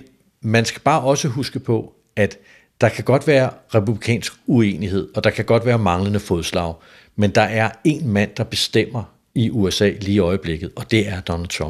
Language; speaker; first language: Danish; native; Danish